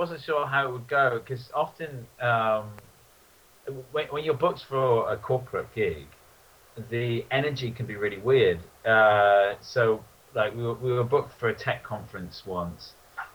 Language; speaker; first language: English; native; English